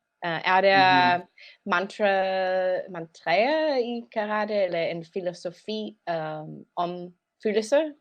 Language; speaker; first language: Danish; non-native, learner; English